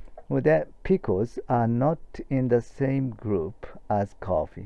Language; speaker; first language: English; non-native, fluent; Japanese